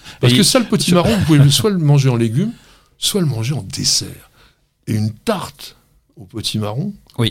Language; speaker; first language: French; native; French